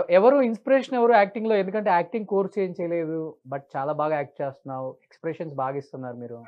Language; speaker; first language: Telugu; native; Telugu